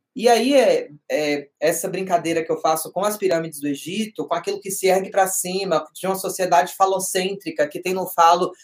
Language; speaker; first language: Portuguese; native; Portuguese